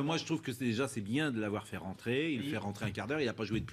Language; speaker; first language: French; native; French